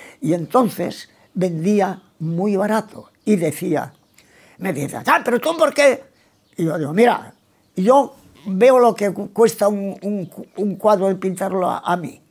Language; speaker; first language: Spanish; non-native, local second language; Catalan